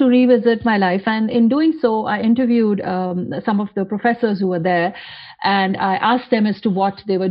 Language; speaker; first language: English; non-native, local second language; Hindi